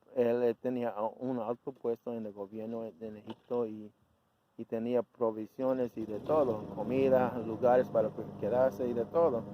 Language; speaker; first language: Spanish; early bilingual, heritage; Spanish